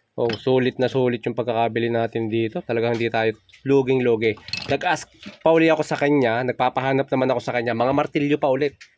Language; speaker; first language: Filipino; native; Filipino